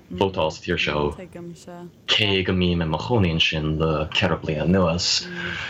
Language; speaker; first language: Irish; non-native, fluent; English